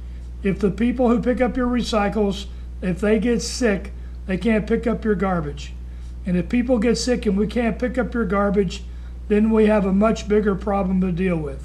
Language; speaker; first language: English; native; English